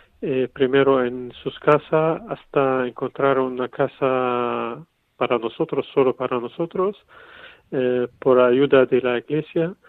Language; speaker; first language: Spanish; non-native, fluent; Arabic